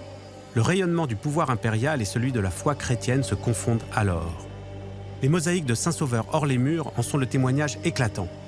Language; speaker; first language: French; native; French